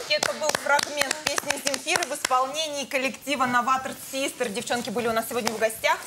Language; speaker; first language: Russian; native; Russian